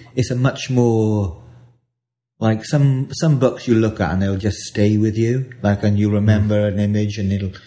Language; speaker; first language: English; native; English